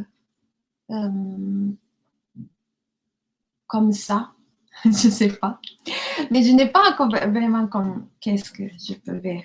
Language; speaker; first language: French; non-native, learner; Japanese